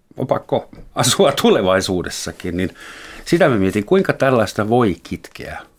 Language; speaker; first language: Finnish; non-native, fluent; German